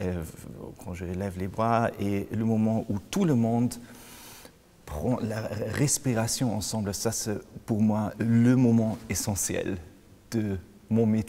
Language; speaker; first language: French; non-native, fluent; German